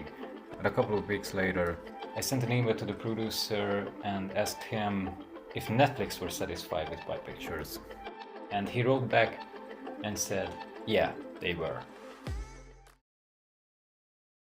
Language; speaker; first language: English; non-native, fluent; Hungarian